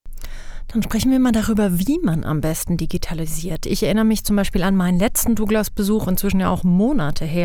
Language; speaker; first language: German; native; German